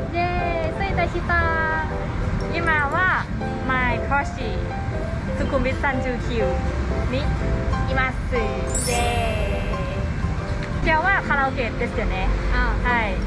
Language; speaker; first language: Japanese; non-native, learner; Thai